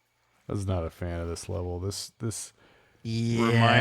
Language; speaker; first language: English; native; English